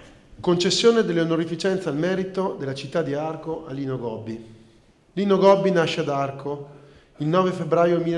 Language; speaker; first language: Italian; native; Italian